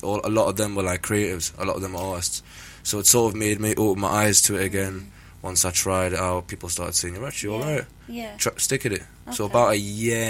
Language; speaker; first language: English; native; English